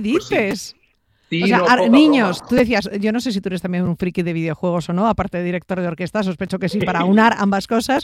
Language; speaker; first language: Spanish; native; Spanish